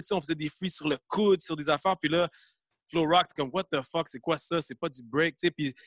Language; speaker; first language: French; native; French